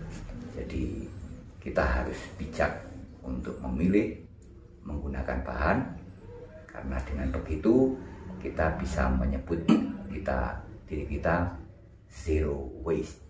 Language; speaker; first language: Indonesian; non-native, local second language; Javanese